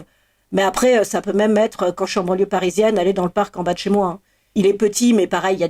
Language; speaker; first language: French; native; French